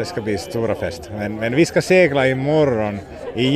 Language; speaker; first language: Swedish; non-native, local second language; Finnish